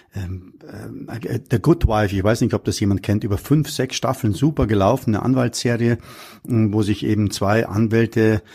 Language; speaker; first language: German; native; German